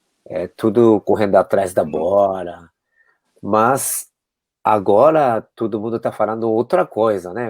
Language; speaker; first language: Portuguese; non-native, fluent; Japanese